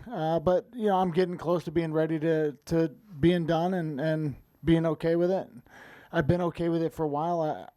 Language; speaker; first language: English; native; English